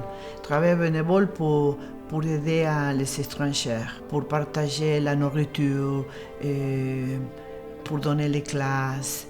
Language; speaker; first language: French; non-native, learner; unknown